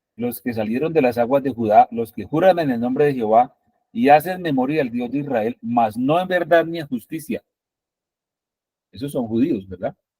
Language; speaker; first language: Spanish; native; Spanish